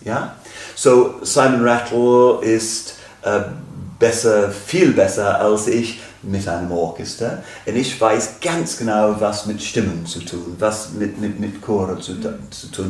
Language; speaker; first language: German; non-native, fluent; English